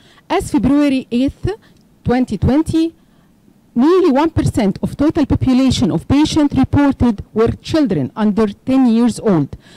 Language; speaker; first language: English; non-native, fluent; Arabic